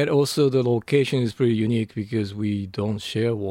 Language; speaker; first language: English; non-native, fluent; Japanese